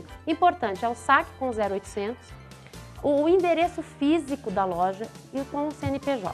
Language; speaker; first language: Portuguese; native; Portuguese